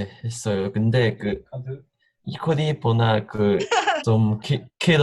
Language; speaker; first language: Korean; non-native, fluent; Chinese